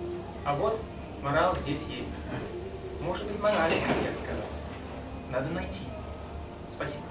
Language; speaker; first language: Russian; non-native, fluent; English